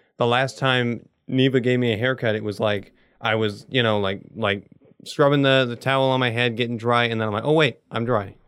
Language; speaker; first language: English; native; English